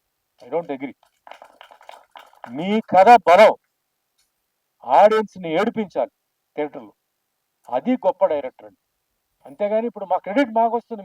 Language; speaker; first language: Telugu; native; Telugu